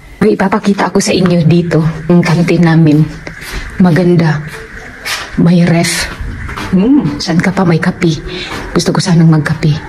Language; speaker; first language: Filipino; native; Filipino